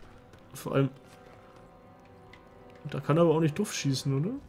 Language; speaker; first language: German; native; German